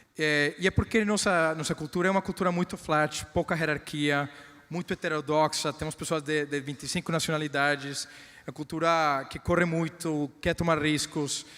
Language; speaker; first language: Portuguese; non-native, fluent; Spanish